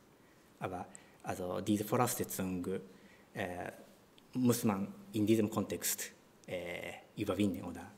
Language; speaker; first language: German; non-native, fluent; Japanese